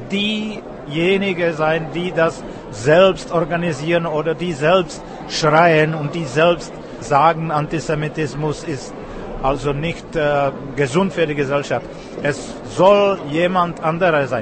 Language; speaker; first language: German; non-native, fluent; Czech